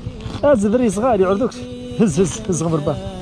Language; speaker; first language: Arabic; native; Arabic